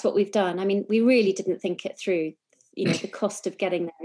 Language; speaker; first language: English; native; English